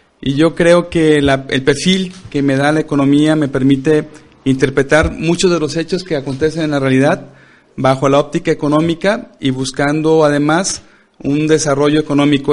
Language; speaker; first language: Spanish; native; Spanish